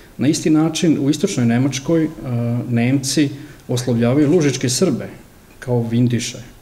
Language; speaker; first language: Serbian; early bilingual, heritage; Serbian